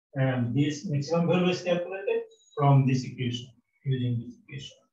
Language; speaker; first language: English; non-native, local second language; Bangla